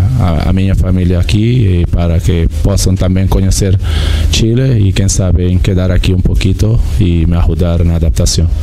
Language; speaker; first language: Spanish; non-native, learner; Portuguese